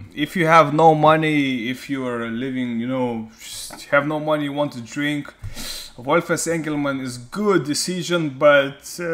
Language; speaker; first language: English; non-native, learner; Lithuanian